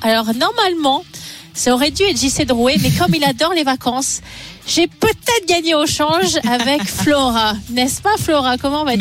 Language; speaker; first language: French; native; French